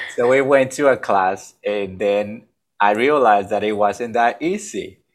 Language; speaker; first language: English; non-native, fluent; Spanish